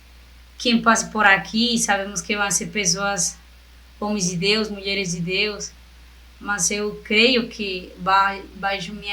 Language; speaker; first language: Portuguese; non-native, fluent; Spanish